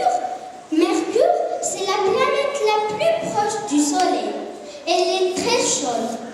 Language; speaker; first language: French; non-native, local second language; Arabic